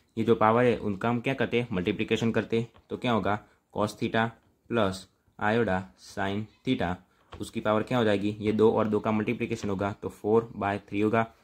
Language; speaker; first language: Hindi; non-native, local second language; Gujarati